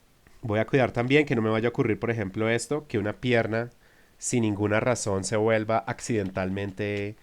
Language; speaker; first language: Spanish; native; Spanish